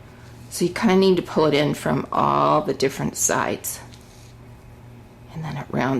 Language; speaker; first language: English; native; English